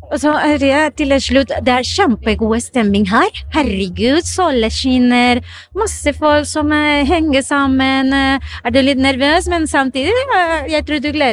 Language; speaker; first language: Norwegian; non-native, fluent; Spanish